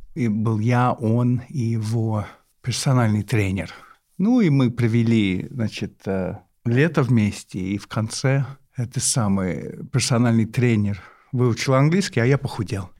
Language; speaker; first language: Russian; non-native, fluent; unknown